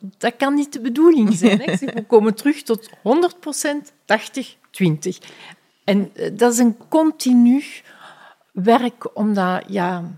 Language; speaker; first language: Dutch; native; Dutch